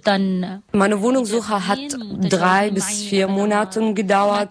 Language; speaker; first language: German; non-native, learner; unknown